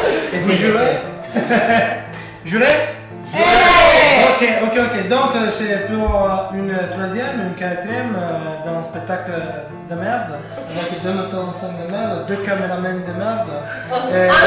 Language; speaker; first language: French; non-native, fluent; Italian